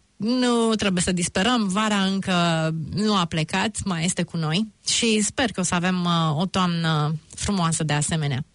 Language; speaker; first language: Romanian; native; Romanian